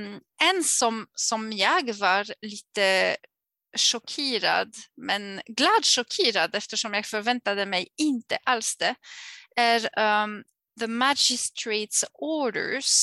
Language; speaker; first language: Swedish; non-native, fluent; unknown